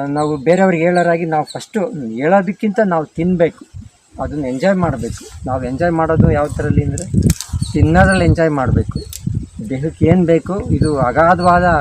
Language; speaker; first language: Kannada; native; Kannada